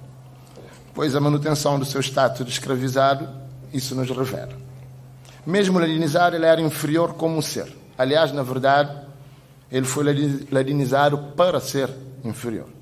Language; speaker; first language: Portuguese; non-native, local second language; Kabuverdianu